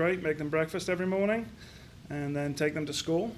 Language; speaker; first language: English; native; English